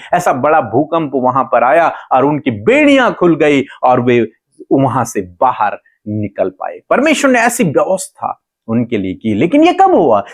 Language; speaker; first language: Hindi; native; Hindi